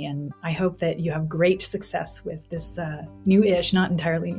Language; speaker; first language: English; native; English